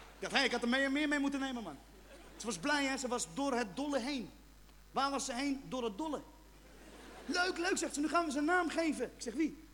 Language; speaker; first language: Dutch; non-native, fluent; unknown